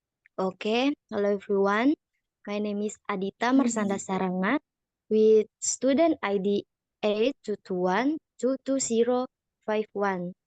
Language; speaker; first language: English; non-native, learner; Indonesian